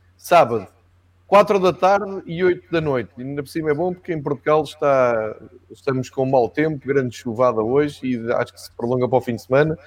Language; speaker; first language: Portuguese; native; Portuguese